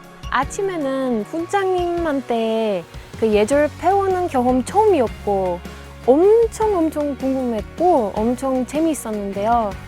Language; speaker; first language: Korean; non-native, fluent; Bulgarian